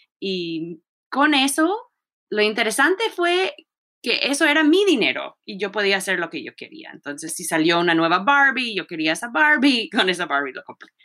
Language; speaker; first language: Spanish; early bilingual, heritage; Spanish